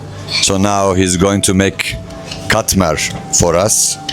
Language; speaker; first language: English; non-native, fluent; Turkish